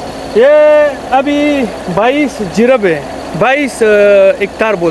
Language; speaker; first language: Hindi; non-native, fluent; Pashto